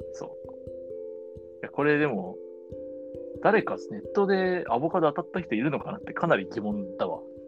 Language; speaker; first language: Japanese; native; Japanese